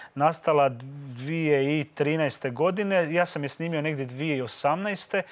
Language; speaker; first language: Croatian; native; Croatian